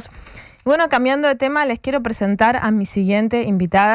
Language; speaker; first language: Spanish; native; Spanish